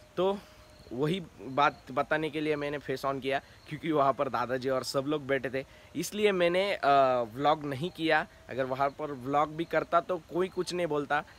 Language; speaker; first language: Hindi; non-native, local second language; Marathi